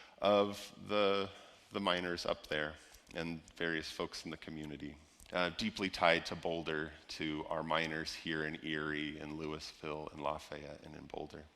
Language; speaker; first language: English; native; English